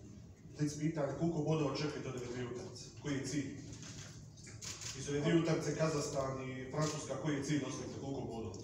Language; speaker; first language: Serbian; native; Serbian